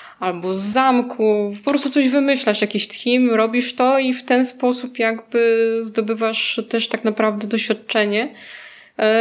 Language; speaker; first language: Polish; native; Polish